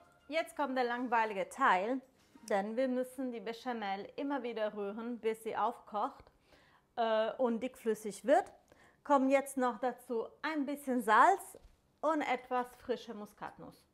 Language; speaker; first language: German; non-native, fluent; Italian